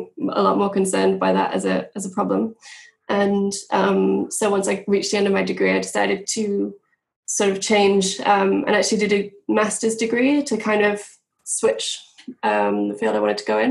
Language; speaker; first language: English; native; English